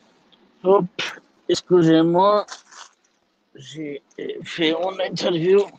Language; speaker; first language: French; non-native, learner; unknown